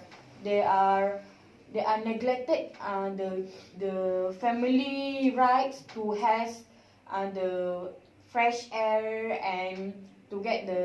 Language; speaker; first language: English; non-native, learner; Malay